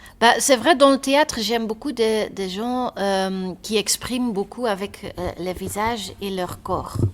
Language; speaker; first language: French; non-native, local second language; Dutch